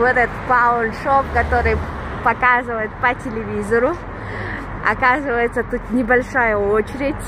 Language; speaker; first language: Russian; non-native, local second language; Kyrgyz